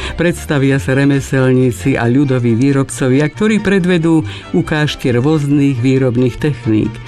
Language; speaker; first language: Slovak; native; Slovak